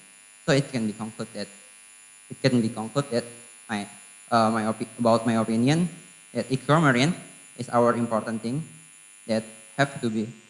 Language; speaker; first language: English; non-native, learner; Indonesian